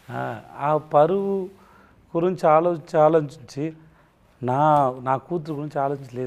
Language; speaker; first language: Telugu; non-native, learner; Tamil